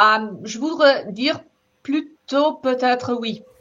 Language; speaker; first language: French; non-native, fluent; German